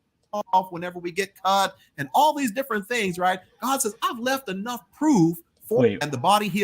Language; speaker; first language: English; native; English